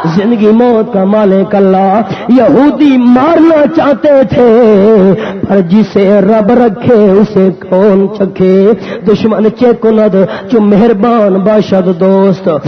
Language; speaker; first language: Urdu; non-native, local second language; Pashto